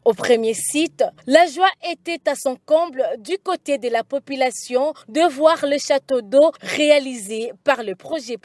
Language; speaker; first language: French; native; French